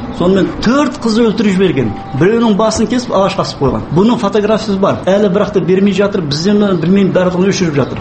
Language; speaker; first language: Kazakh; non-native, local second language; Uyghur